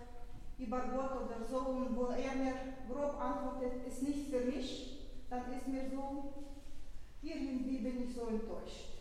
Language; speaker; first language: German; non-native, fluent; Russian